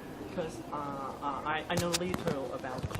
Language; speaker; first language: English; non-native, learner; Chinese